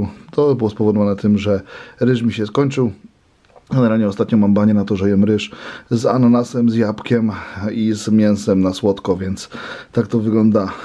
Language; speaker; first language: Polish; native; Polish